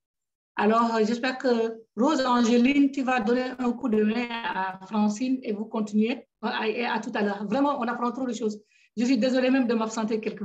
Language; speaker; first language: French; native; French